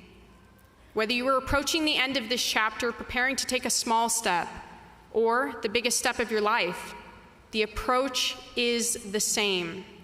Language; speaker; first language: English; native; English